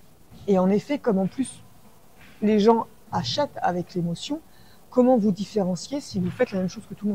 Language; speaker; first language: French; native; French